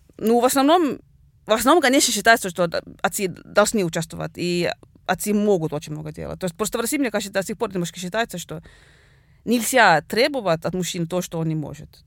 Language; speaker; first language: Russian; non-native, fluent; Swedish